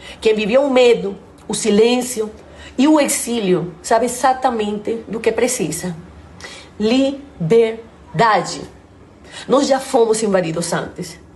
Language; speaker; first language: Portuguese; non-native, fluent; Spanish